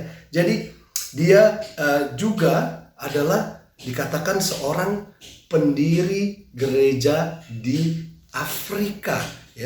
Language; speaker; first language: Indonesian; native; Indonesian